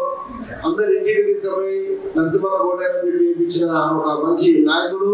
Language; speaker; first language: Telugu; native; Telugu